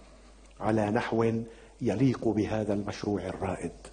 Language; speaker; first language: Arabic; native; Arabic